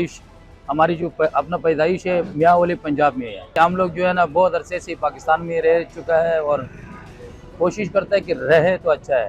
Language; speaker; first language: Hindi; non-native, local second language; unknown